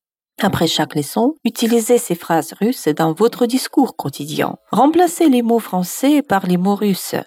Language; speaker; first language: French; non-native, fluent; Russian